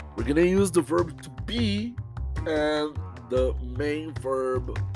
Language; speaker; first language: English; non-native, fluent; Portuguese